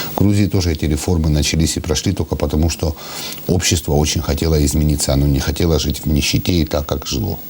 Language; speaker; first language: Russian; non-native, local second language; Georgian